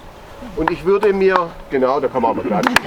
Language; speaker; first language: German; native; German